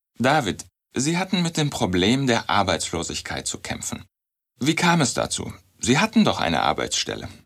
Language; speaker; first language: German; native; German